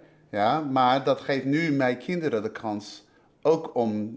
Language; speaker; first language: Dutch; early bilingual, heritage; Dutch